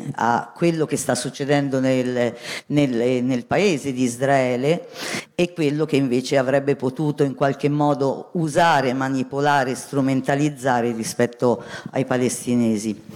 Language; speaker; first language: Italian; native; Italian